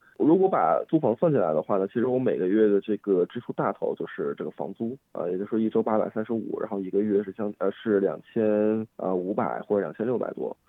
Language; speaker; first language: Chinese; native; Chinese